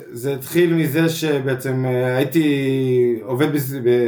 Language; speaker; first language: Hebrew; native; Hebrew